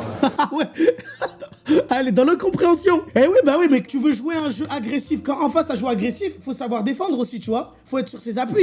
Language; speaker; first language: French; native; French